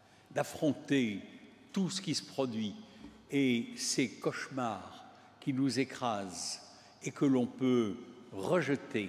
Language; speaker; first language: French; native; French